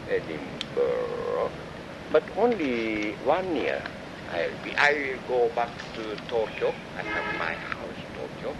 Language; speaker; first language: English; non-native, learner; Japanese